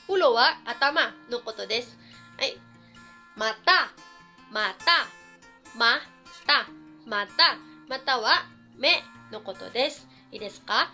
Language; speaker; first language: Japanese; non-native, fluent; Filipino